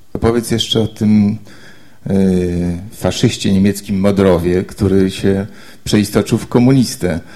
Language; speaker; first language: Polish; native; Polish